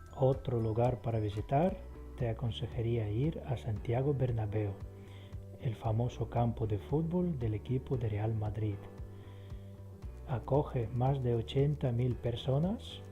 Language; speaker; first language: Spanish; non-native, fluent; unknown